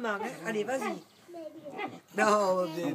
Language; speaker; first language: French; native; French